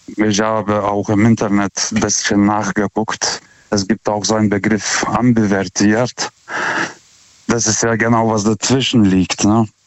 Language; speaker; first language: German; non-native, fluent; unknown